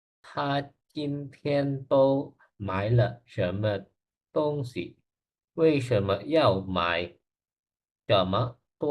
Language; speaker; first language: Chinese; non-native, learner; Indonesian